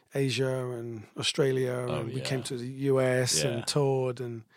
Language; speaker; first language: English; native; English